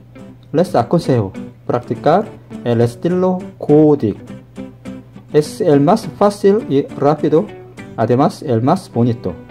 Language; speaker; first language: Spanish; non-native, learner; Korean